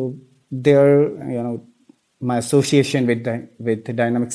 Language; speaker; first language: English; non-native, local second language; Hindi